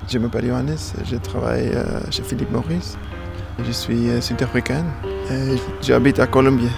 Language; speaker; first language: French; non-native, learner; Afrikaans